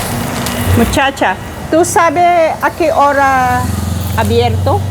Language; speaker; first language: Spanish; non-native, learner; Filipino